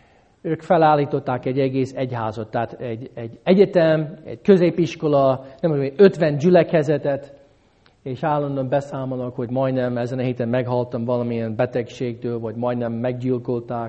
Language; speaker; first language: Hungarian; non-native, fluent; English